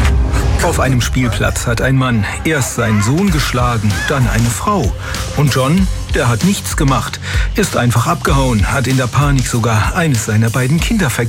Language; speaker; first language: German; native; German